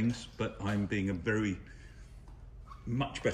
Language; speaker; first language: English; native; English